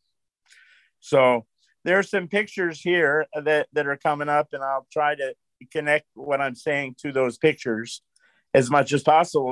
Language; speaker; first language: English; native; English